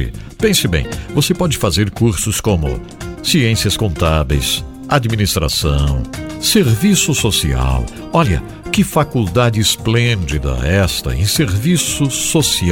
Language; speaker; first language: Portuguese; native; Portuguese